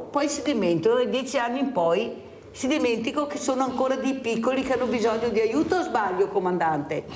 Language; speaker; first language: Italian; native; Italian